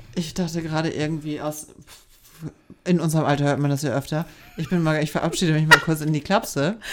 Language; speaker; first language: German; native; German